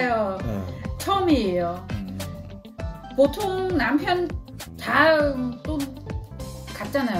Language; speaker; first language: Korean; non-native, local second language; Vietnamese